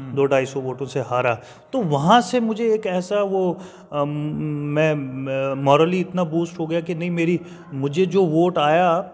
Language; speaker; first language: Hindi; non-native, local second language; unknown